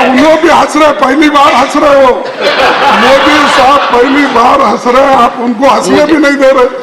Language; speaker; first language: Hindi; non-native, local second language; Kannada